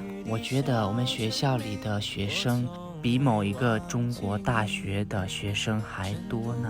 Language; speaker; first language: Chinese; non-native, fluent; Lao